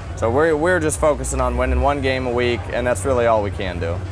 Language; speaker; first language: English; native; English